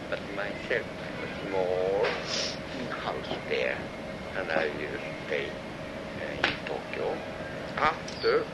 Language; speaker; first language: English; non-native, learner; Japanese